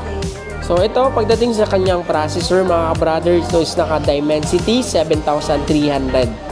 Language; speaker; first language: Filipino; native; Filipino